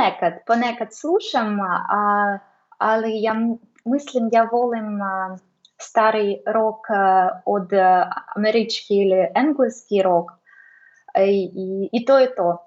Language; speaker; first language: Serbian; non-native, learner; Russian